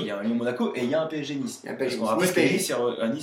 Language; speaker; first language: French; native; French